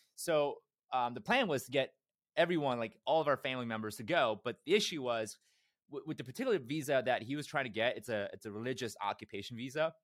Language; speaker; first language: English; early bilingual, other home language; Korean